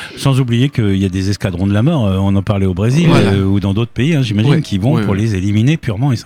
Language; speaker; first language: French; native; French